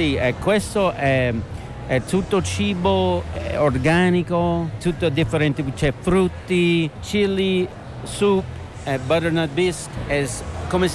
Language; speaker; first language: Italian; non-native, learner; English